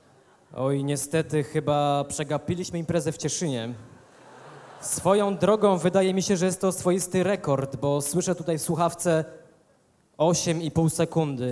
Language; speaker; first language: Polish; native; Polish